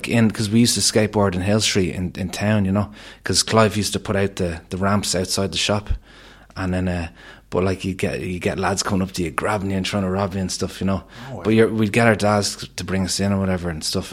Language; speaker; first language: English; native; English